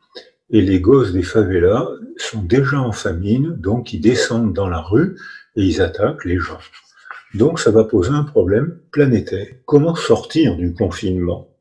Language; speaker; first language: French; native; French